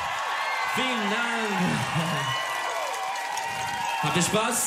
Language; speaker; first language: German; non-native, learner; Turkish